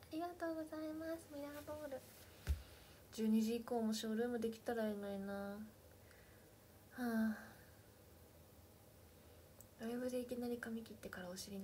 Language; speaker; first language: Japanese; native; Japanese